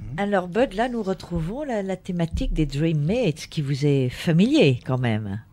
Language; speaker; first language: French; native; French